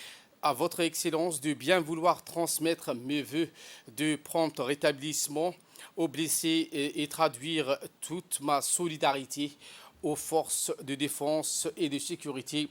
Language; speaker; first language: French; native; French